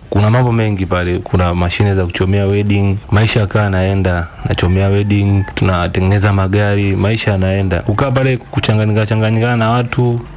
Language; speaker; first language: Swahili; non-native, local second language; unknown